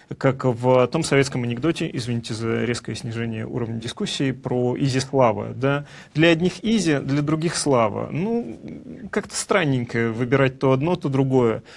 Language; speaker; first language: Russian; native; Russian